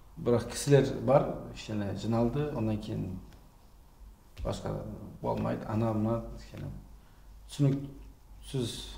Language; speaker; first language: Kazakh; non-native, fluent; Turkish